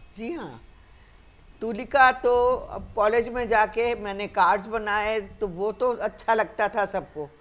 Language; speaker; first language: Hindi; native; Hindi